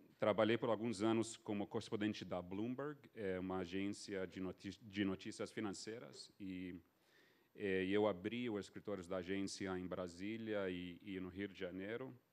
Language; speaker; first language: Portuguese; non-native, fluent; English